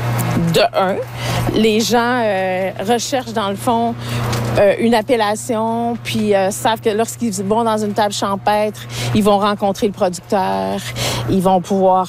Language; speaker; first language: French; native; French